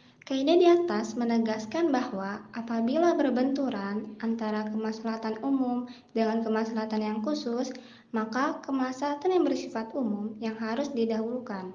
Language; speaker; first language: Indonesian; native; Indonesian